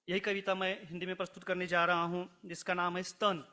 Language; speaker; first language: Hindi; non-native, local second language; Marathi